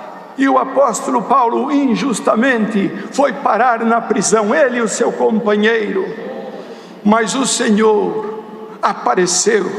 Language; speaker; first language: Portuguese; native; Portuguese